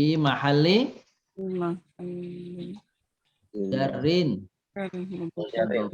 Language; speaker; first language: Arabic; non-native, fluent; Indonesian